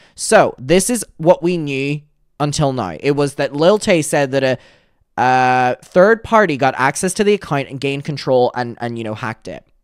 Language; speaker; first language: English; native; English